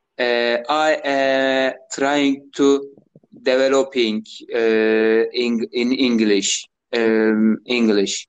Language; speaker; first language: English; non-native, learner; Turkish